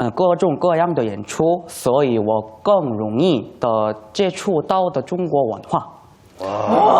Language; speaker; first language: Chinese; non-native, learner; Korean